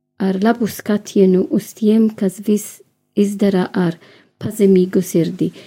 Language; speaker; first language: Latvian; non-native, learner; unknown